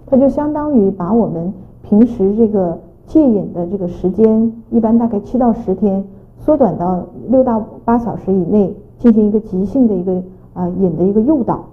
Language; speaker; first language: Chinese; native; Chinese